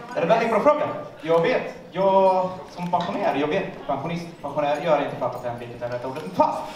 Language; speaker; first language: Swedish; non-native, fluent; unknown